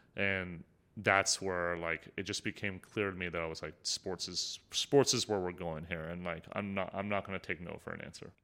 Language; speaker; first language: English; early bilingual, other home language; Hindi